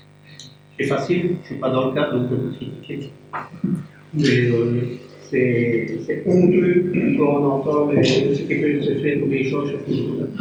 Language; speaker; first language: French; native; French